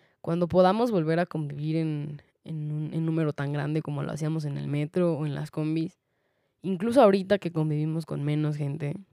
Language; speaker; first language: Spanish; native; Spanish